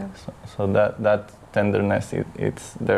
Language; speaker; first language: English; non-native, fluent; Spanish